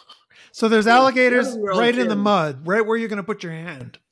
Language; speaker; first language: English; native; English